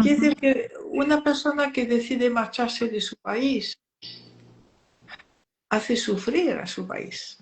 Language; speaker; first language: Spanish; non-native, fluent; French